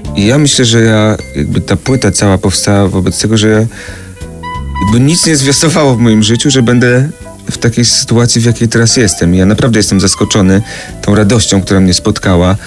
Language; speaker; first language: Polish; native; Polish